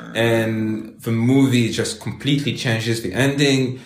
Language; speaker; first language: English; non-native, fluent; French